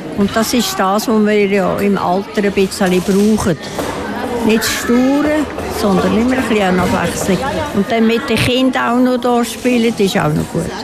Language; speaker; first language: German; native; German